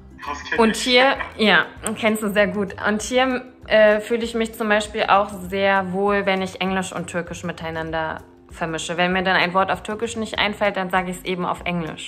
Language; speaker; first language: German; early bilingual, other home language; Turkish